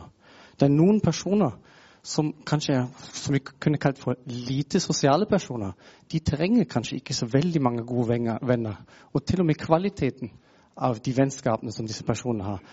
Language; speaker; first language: Norwegian; non-native, fluent; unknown